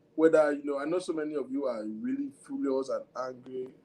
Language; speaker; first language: English; non-native, local second language; Yoruba